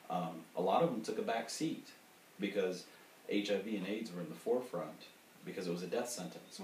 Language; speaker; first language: English; native; English